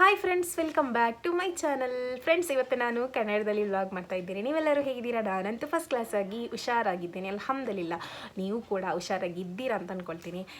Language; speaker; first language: Kannada; non-native, local second language; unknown